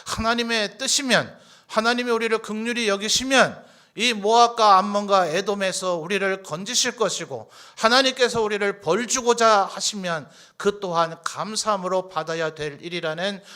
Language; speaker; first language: Korean; native; Korean